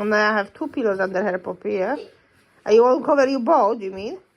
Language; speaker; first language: English; non-native, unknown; Polish